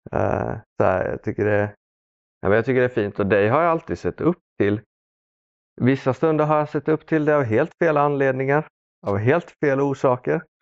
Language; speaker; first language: Swedish; early bilingual, other home language; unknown